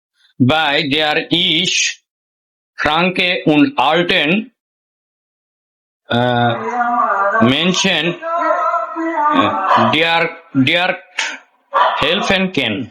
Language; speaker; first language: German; non-native, learner; Bangla